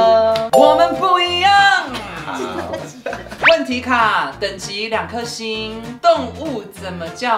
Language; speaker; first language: Chinese; native; Chinese